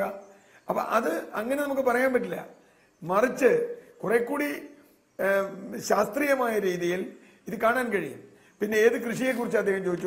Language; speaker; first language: Malayalam; native; Malayalam